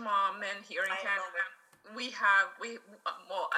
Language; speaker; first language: English; non-native, fluent; Spanish